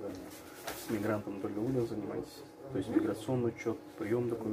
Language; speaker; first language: Russian; non-native, local second language; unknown